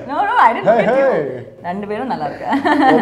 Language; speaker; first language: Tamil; non-native, fluent; Malayalam